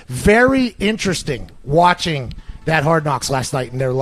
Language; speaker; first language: English; native; English